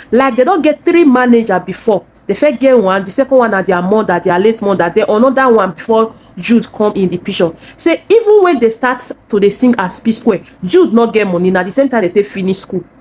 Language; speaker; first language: Nigerian Pidgin; native; Nigerian Pidgin